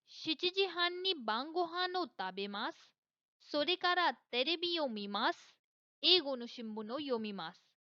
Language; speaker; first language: Japanese; non-native, fluent; Hindi